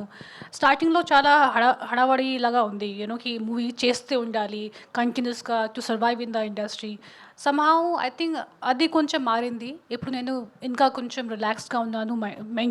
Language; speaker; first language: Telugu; non-native, learner; Hindi